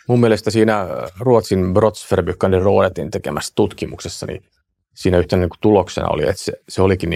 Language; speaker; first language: Finnish; native; Finnish